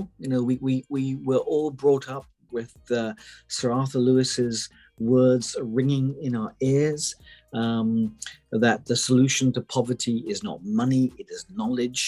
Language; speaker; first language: English; native; English